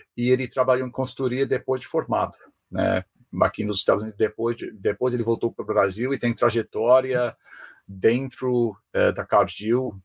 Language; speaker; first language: Portuguese; non-native, fluent; English